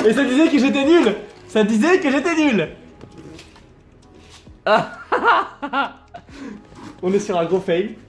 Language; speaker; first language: French; native; French